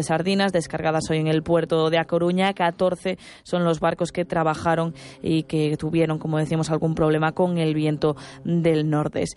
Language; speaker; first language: Spanish; native; Spanish